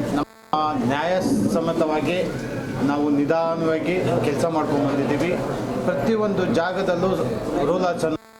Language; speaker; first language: Kannada; native; Kannada